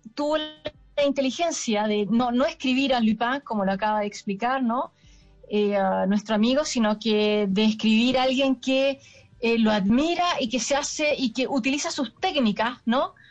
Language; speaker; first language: Spanish; native; Spanish